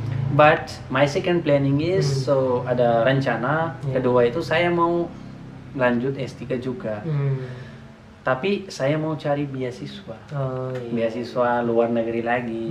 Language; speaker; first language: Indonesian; non-native, learner; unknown